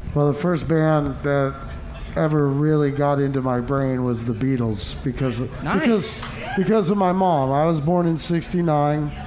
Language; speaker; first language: English; native; English